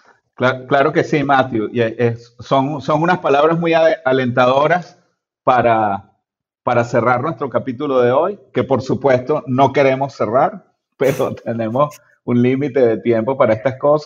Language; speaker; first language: Spanish; native; Spanish